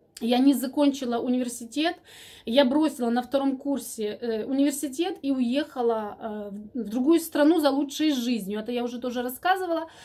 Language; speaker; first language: Russian; native; Russian